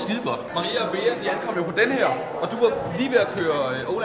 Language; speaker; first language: Danish; native; Danish